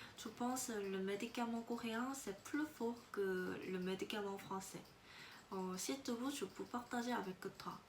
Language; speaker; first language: French; non-native, fluent; Korean